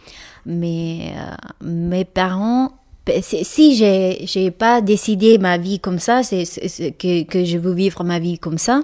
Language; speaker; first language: French; non-native, learner; Malayalam